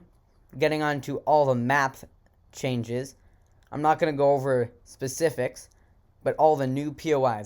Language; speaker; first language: English; native; English